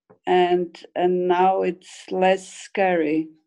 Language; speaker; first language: English; non-native, fluent; Polish